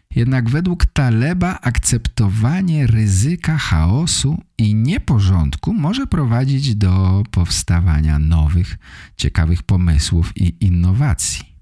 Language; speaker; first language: Polish; native; Polish